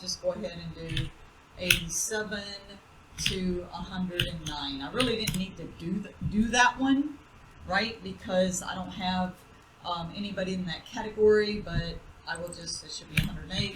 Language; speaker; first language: English; native; English